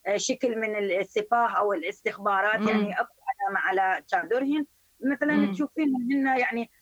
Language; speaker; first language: Arabic; non-native, fluent; Persian